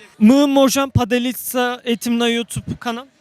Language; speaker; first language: Russian; non-native, learner; Turkish